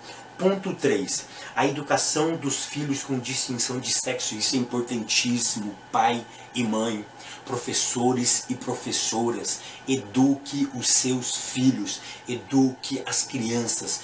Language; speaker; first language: Portuguese; native; Portuguese